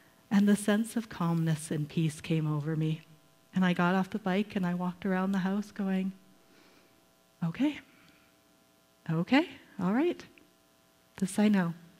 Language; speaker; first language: English; native; English